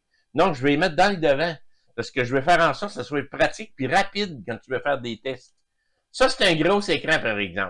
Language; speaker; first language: French; native; French